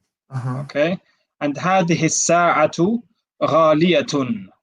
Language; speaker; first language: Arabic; non-native, fluent; English